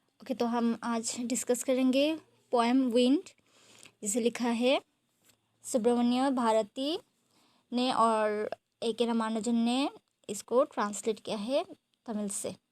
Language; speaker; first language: Hindi; non-native, local second language; Bangla